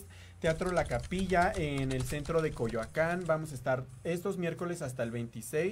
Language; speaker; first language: Spanish; native; Spanish